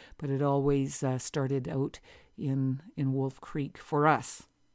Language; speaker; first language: English; native; English